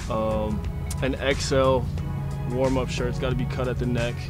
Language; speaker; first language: English; native; English